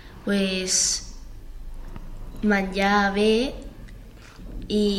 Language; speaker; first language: Catalan; non-native, local second language; Spanish